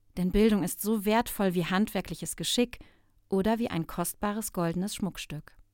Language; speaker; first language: German; non-native, fluent; Turkish